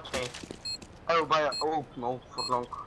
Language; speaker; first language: English; non-native, learner; Bulgarian